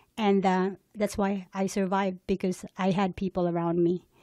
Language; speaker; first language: English; non-native, local second language; Cebuano